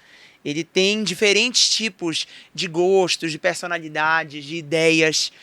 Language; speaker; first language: Portuguese; native; Portuguese